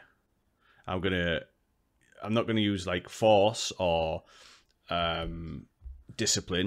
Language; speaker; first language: English; native; English